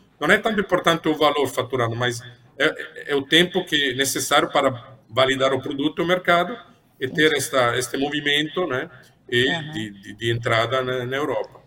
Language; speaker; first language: Portuguese; non-native, fluent; Italian